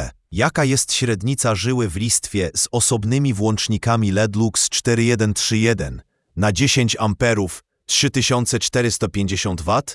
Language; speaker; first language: Polish; native; Polish